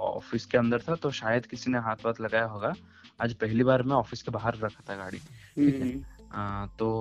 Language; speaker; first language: Hindi; non-native, local second language; Odia